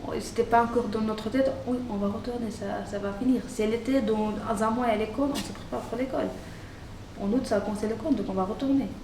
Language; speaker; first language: French; non-native, fluent; Arabic